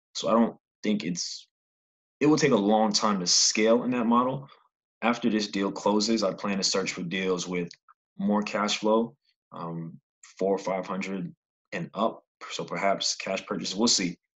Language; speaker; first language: English; native; English